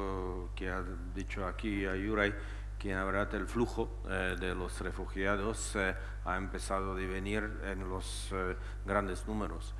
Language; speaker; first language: Spanish; non-native, fluent; Czech